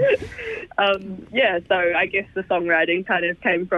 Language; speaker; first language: English; native; English